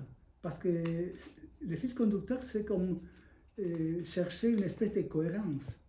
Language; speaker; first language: French; non-native, fluent; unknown